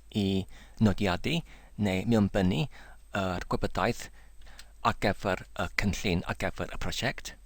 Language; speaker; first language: Welsh; non-native, learner; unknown